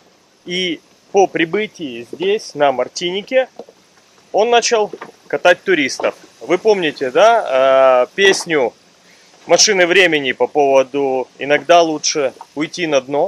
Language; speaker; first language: Russian; native; Russian